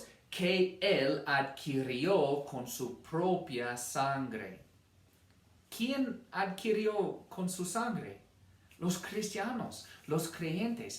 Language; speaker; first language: Spanish; non-native, fluent; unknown